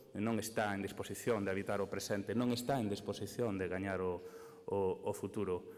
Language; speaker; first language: Galician; native; Galician